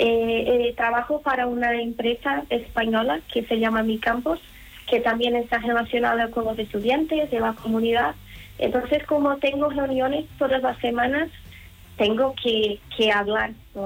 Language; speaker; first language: Spanish; non-native, learner; Portuguese